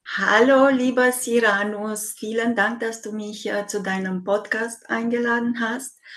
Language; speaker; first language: German; non-native, fluent; Romanian